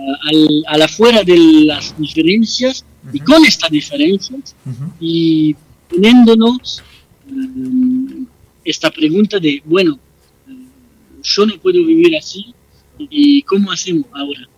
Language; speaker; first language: Spanish; non-native, fluent; French